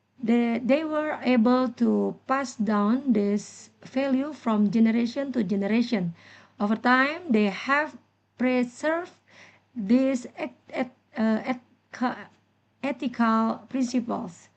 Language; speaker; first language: English; non-native, learner; Indonesian